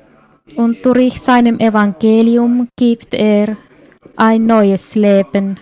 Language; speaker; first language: German; non-native, fluent; Swedish